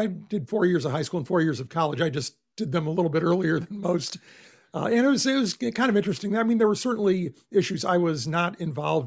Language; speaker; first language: English; native; English